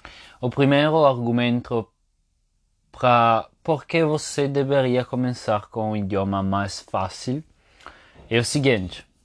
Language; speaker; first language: Portuguese; non-native, fluent; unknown